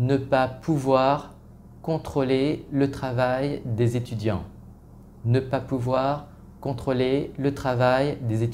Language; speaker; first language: French; non-native, fluent; Vietnamese